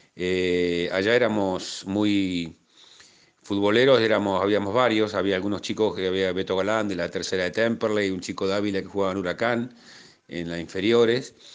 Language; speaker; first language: Spanish; native; Spanish